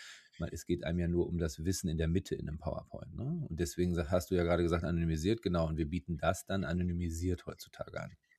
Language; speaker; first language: German; native; German